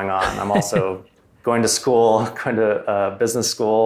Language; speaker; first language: English; native; English